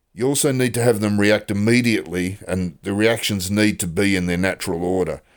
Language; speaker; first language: English; native; English